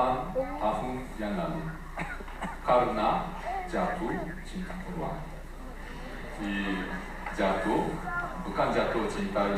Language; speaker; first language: Indonesian; non-native, fluent; Japanese